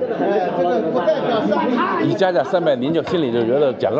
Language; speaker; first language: Chinese; native; Chinese